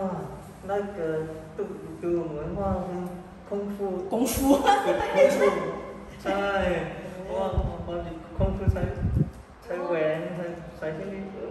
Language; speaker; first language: Thai; non-native, learner; Cantonese